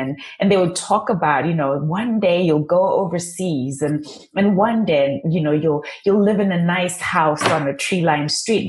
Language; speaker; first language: English; non-native, local second language; Shona